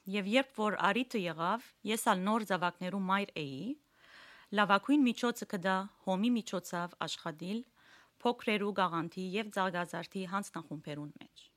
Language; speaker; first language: Armenian; native; Armenian